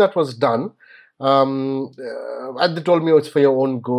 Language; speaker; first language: English; non-native, local second language; Bangla